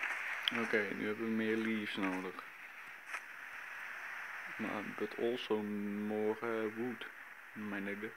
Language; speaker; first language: Dutch; native; Dutch